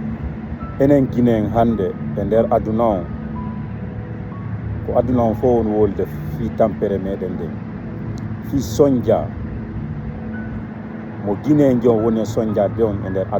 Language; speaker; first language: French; non-native, local second language; Fula